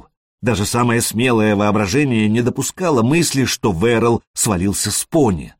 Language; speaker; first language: Russian; native; Russian